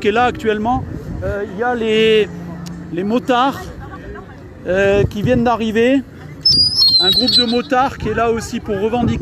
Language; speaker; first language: French; native; French